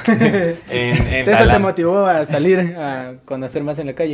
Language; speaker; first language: Spanish; native; Spanish